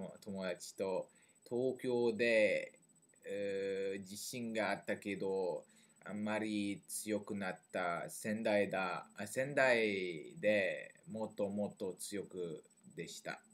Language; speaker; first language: Japanese; non-native, learner; French